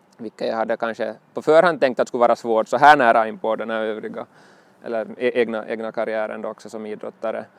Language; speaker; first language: Swedish; native; Swedish